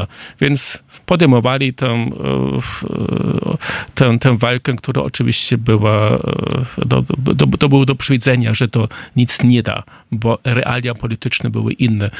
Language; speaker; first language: Polish; non-native, fluent; German